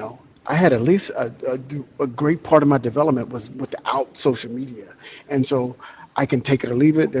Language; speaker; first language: English; native; English